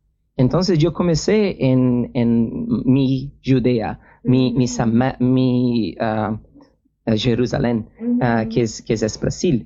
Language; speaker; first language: Spanish; non-native, learner; Portuguese